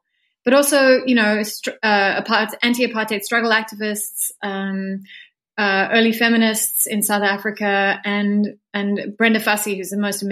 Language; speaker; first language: English; native; English